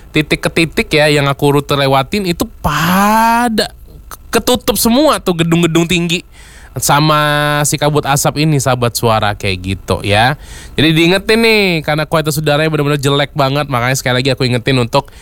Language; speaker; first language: Indonesian; native; Indonesian